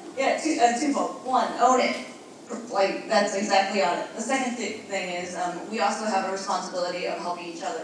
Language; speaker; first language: English; early bilingual, other home language; Spanish